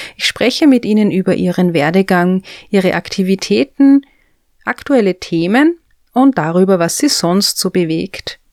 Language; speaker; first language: German; native; German